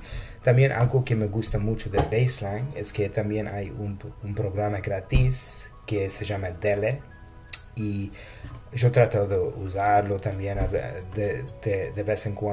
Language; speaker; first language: Spanish; non-native, fluent; English